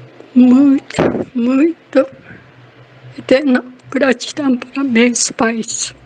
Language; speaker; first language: Portuguese; non-native, learner; Japanese